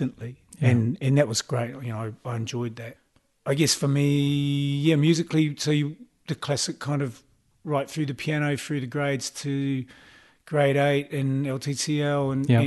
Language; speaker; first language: English; native; English